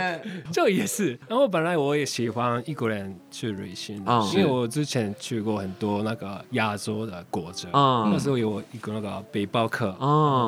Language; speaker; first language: Chinese; non-native, fluent; Japanese